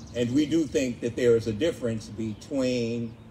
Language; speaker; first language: English; native; English